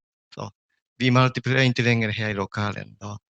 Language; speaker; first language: Swedish; non-native, fluent; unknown